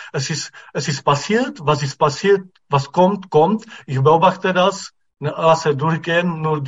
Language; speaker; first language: German; non-native, fluent; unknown